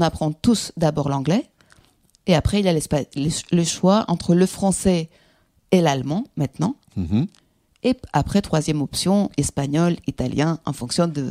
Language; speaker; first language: French; non-native, fluent; Greek